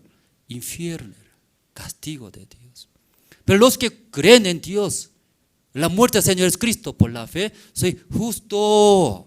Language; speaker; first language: Spanish; non-native, learner; Korean